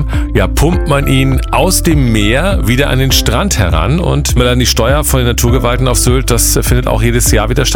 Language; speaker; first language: German; native; German